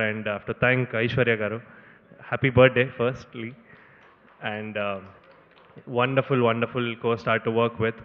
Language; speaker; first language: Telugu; non-native, learner; Kannada